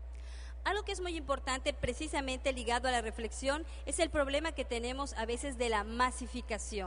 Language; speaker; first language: Spanish; native; Spanish